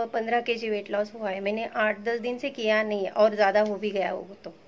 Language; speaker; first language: Hindi; non-native, local second language; Marathi